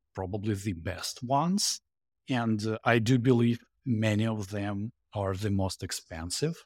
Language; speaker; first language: English; non-native, fluent; Russian